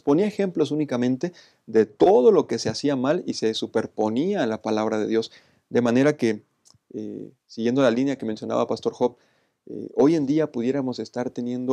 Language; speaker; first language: Spanish; native; Spanish